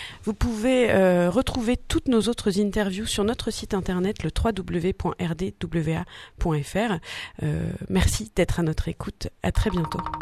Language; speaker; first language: French; native; French